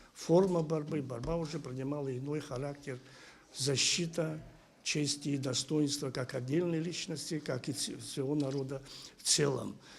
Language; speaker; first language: Russian; non-native, local second language; Abkhazian